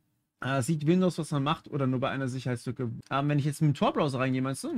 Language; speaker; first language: German; native; German